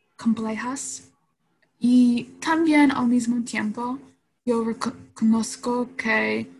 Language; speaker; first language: Spanish; non-native, learner; English